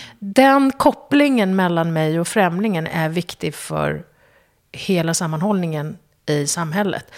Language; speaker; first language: Swedish; early bilingual, other home language; Kurdish